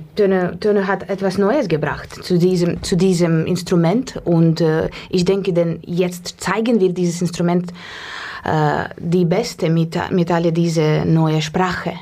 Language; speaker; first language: German; non-native, learner; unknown